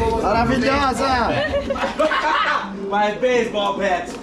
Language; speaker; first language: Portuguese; native; Portuguese